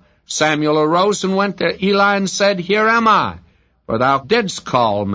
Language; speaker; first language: English; native; English